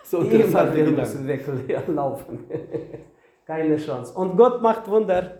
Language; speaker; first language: German; non-native, learner; Russian